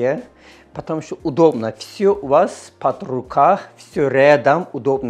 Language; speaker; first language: Russian; non-native, learner; Turkish